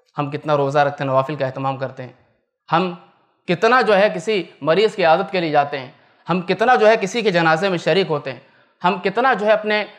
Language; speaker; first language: Hindi; native; Hindi